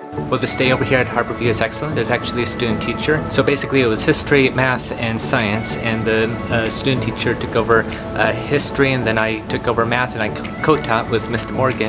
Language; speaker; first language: English; native; English